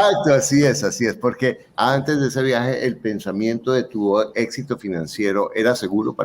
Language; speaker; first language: Spanish; native; Spanish